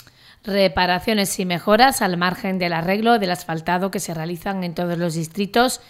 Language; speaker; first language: Spanish; native; Spanish